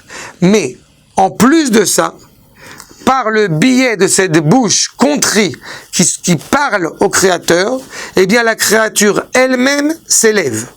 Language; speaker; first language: French; native; French